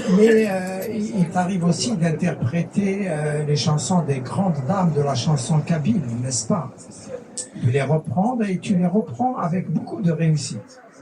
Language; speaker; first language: French; non-native, local second language; Kabyle